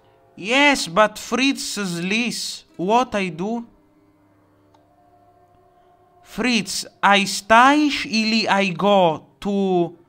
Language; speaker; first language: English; non-native, learner; Italian